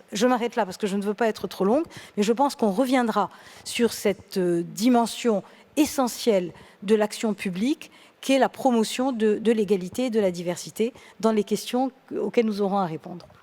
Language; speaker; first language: French; native; French